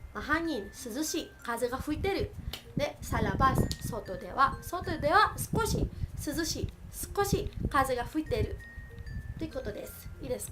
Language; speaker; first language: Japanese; early bilingual, other home language; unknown